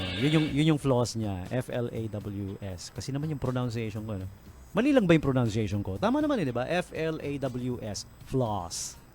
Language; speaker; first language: Filipino; native; Filipino